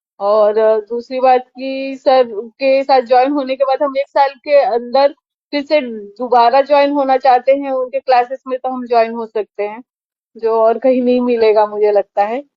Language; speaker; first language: Hindi; native; Hindi